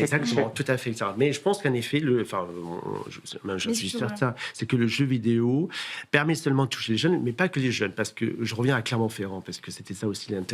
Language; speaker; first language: French; native; French